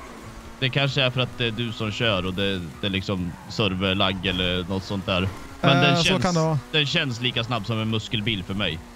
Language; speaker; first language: Swedish; native; Swedish